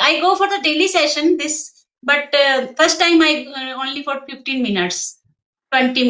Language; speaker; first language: English; non-native, local second language; Hindi